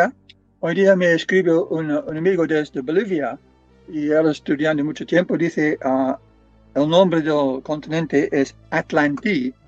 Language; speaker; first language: Spanish; non-native, fluent; English